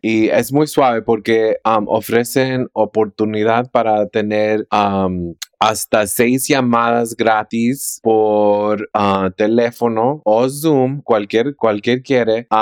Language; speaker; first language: Spanish; early bilingual, heritage; Spanish